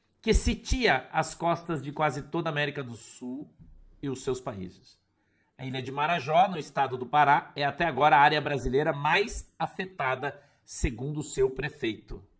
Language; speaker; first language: Portuguese; native; Portuguese